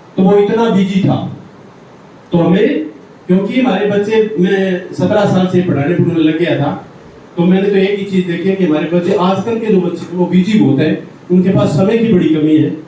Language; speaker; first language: Hindi; native; Hindi